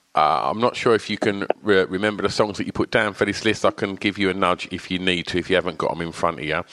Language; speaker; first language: English; native; English